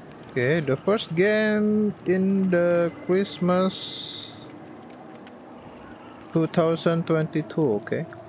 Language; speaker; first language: English; non-native, learner; Indonesian